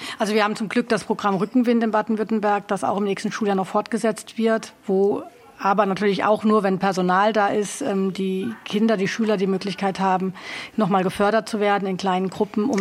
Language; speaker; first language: German; native; German